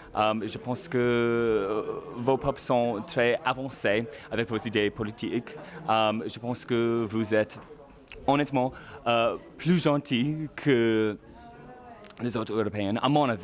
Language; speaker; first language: French; non-native, local second language; English